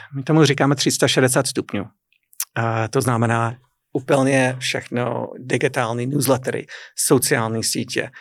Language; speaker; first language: Czech; non-native, fluent; English